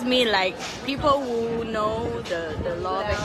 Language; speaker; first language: English; non-native, learner; Thai